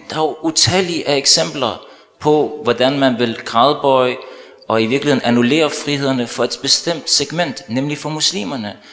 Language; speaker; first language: Danish; early bilingual, other home language; Arabic